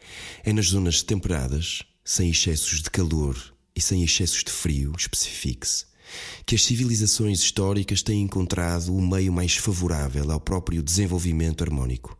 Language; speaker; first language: Portuguese; native; Portuguese